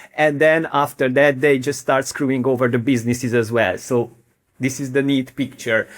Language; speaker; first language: English; non-native, fluent; Hungarian